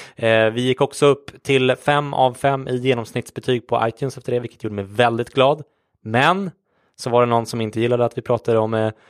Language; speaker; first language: Swedish; native; Swedish